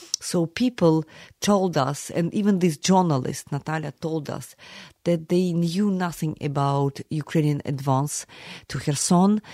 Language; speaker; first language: English; non-native, fluent; Ukrainian